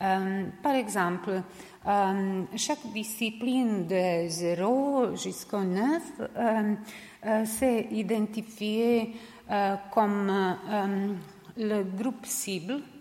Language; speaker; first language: French; non-native, learner; Serbian